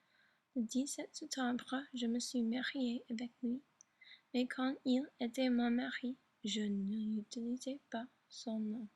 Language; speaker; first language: French; non-native, learner; English